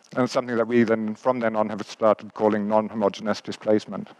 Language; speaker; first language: English; native; English